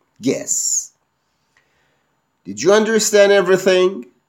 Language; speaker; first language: English; non-native, fluent; Persian